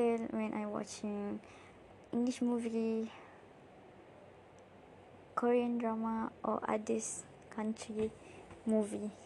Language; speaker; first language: English; non-native, learner; Malay